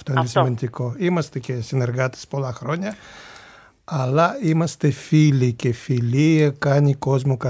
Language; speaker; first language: Greek; non-native, fluent; Russian